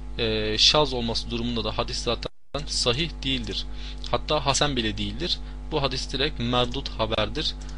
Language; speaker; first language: Turkish; non-native, fluent; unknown